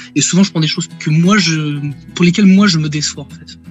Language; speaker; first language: French; native; French